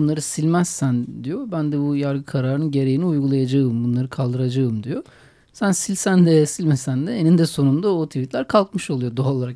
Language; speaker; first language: Turkish; native; Turkish